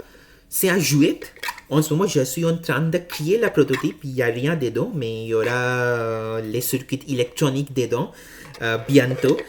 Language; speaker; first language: French; non-native, learner; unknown